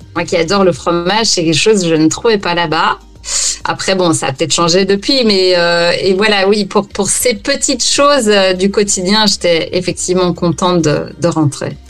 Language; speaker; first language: French; native; French